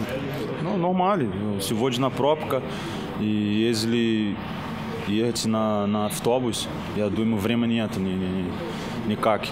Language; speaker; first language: Russian; non-native, learner; Portuguese